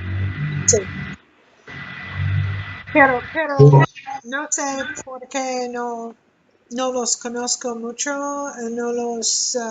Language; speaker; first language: Spanish; non-native, learner; English